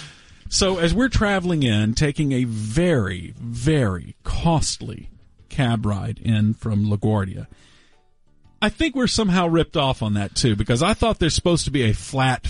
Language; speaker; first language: English; native; English